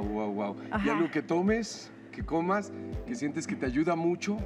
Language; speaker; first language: Spanish; native; Spanish